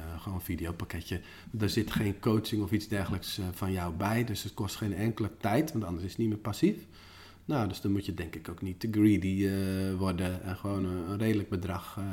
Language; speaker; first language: Dutch; native; Dutch